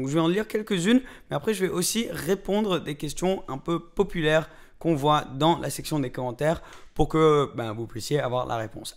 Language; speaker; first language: French; native; French